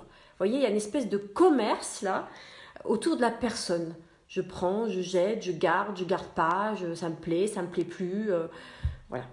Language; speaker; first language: French; native; French